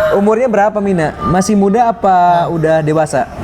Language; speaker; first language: Indonesian; native; Indonesian